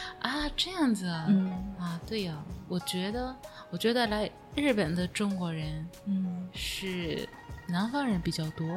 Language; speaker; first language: Chinese; non-native, learner; Japanese